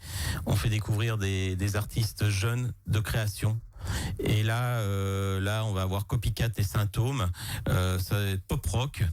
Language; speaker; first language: French; native; French